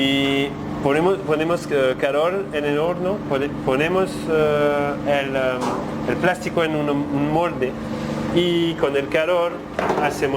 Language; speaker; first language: Spanish; non-native, learner; French